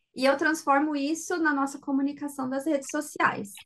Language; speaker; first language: Portuguese; native; Portuguese